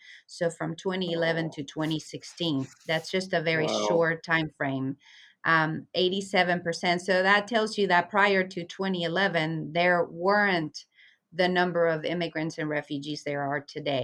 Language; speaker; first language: English; early bilingual, other home language; Spanish